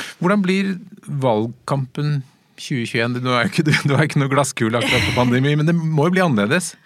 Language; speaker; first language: Norwegian; native; Norwegian